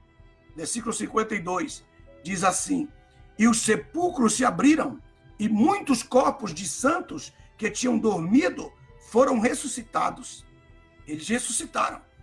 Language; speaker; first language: Portuguese; native; Portuguese